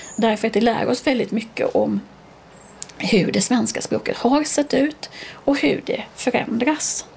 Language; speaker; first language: Swedish; native; Swedish